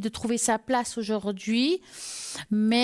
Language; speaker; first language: French; native; French